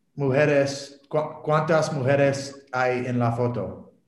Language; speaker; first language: Spanish; non-native, learner; English